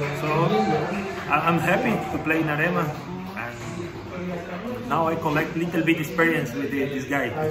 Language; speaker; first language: English; non-native, learner; Spanish